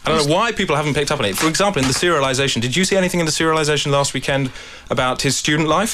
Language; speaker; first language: English; native; English